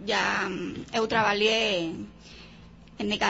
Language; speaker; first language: Portuguese; non-native, learner; Spanish